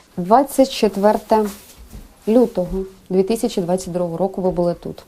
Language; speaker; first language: Ukrainian; native; Ukrainian